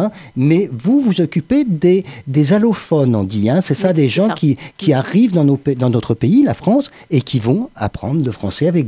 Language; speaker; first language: French; native; French